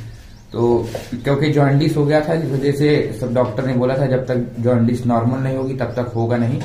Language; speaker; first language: Hindi; native; Hindi